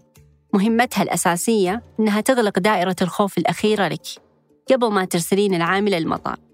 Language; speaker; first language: Arabic; native; Arabic